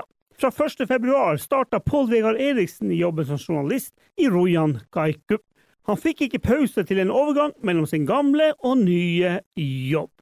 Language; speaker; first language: Norwegian; native; Norwegian